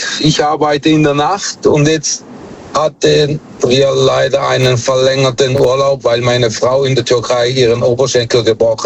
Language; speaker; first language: German; early bilingual, other home language; Turkish